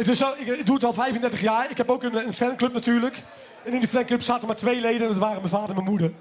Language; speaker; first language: Dutch; native; Dutch